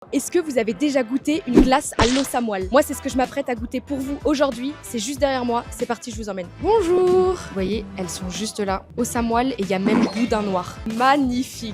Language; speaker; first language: French; native; French